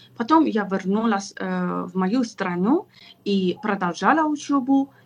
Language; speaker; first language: Russian; non-native, fluent; Persian